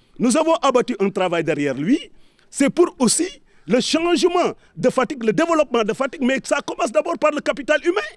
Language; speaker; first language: French; non-native, local second language; Serer